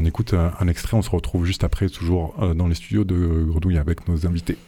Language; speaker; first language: French; native; French